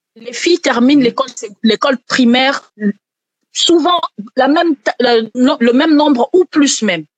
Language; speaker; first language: French; non-native, local second language; Lingala